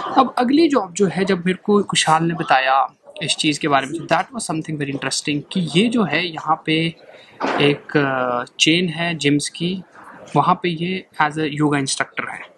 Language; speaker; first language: Hindi; native; Hindi